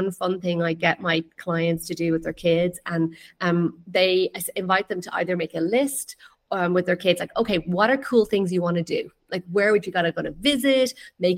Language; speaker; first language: English; native; English